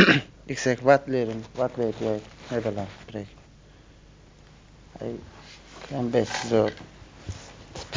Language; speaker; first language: Dutch; non-native, learner; Turkish